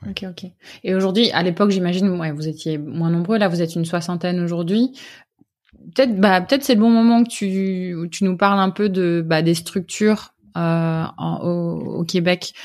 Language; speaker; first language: French; native; French